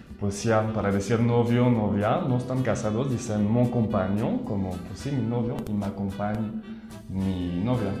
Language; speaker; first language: Spanish; non-native, fluent; French